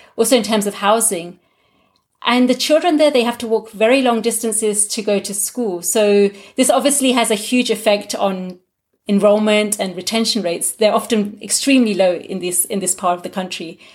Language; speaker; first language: English; non-native, local second language; Gujarati